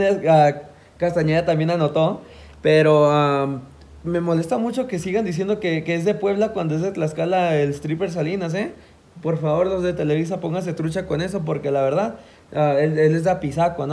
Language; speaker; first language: Spanish; native; Spanish